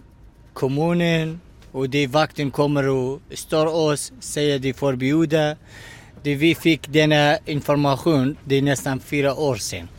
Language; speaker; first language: Swedish; non-native, learner; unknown